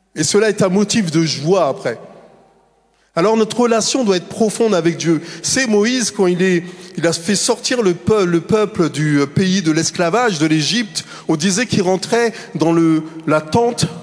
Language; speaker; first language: French; native; French